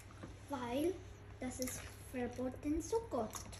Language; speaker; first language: German; early bilingual, other home language; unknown